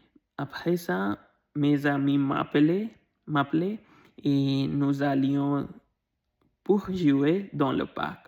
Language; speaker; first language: French; non-native, learner; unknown